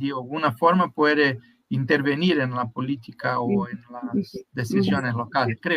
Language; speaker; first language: Spanish; non-native, fluent; Portuguese